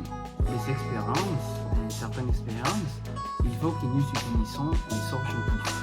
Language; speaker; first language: French; non-native, learner; Spanish